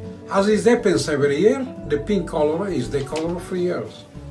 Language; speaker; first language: English; non-native, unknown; Italian